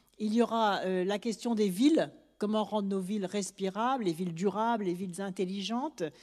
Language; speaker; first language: French; native; French